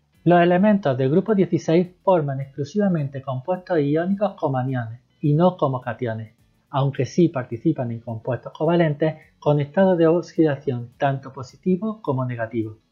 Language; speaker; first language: Spanish; native; Spanish